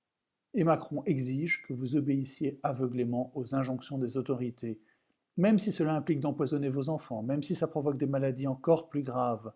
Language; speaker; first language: French; native; French